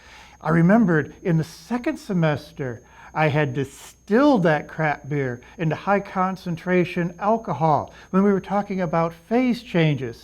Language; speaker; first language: English; native; English